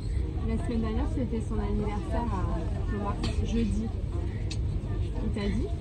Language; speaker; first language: French; native; French